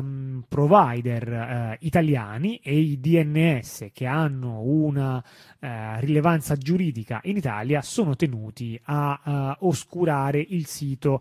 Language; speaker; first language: Italian; native; Italian